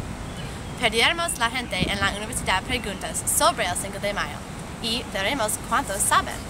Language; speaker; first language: Spanish; non-native, learner; English